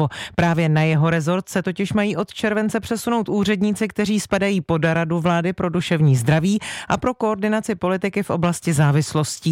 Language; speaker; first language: Czech; native; Czech